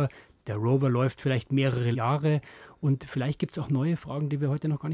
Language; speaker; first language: German; native; German